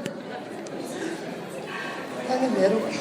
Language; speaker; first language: Italian; non-native, learner; French